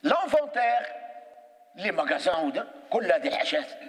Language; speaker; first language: French; non-native, local second language; Arabic